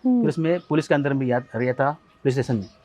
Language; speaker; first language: Hindi; non-native, local second language; Manipuri